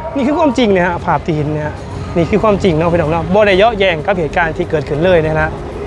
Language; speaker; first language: Thai; native; Thai